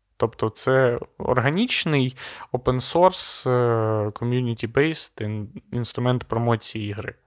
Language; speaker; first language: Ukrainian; non-native, local second language; Russian